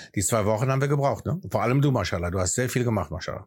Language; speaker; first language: German; early bilingual, other home language; Greek